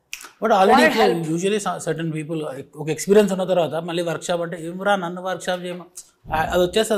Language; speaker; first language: Telugu; native; Telugu